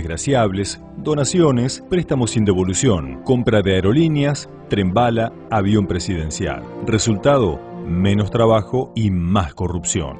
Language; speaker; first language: Spanish; native; Spanish